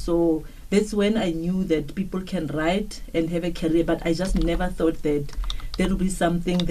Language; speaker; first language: English; non-native, local second language; Tswana